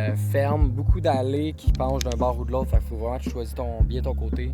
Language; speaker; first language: French; native; French